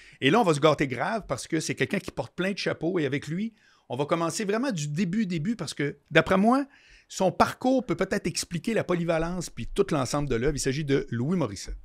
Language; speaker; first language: French; native; French